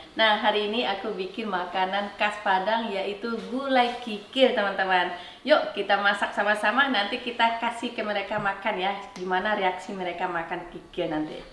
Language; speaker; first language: Indonesian; native; Indonesian